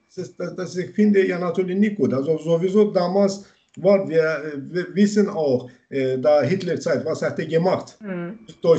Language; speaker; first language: German; non-native, learner; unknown